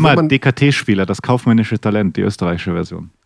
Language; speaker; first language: German; native; German